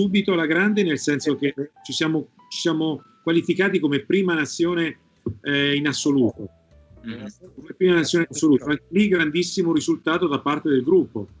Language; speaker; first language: Italian; native; Italian